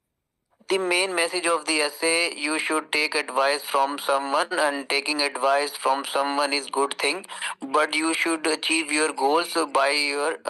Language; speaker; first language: English; non-native, learner; Urdu